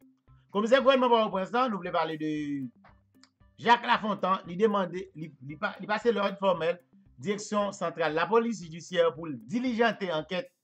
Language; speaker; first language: French; non-native, local second language; Haitian Creole